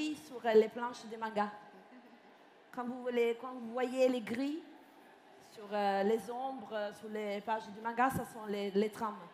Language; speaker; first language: French; non-native, fluent; Italian